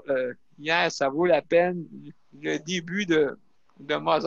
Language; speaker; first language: French; native; French